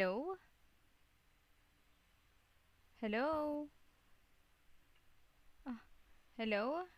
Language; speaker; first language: English; non-native, local second language; Filipino